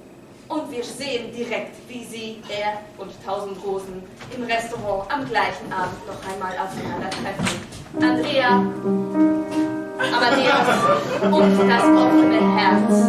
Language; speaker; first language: German; native; German